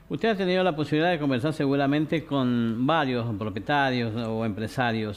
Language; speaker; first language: Spanish; native; Spanish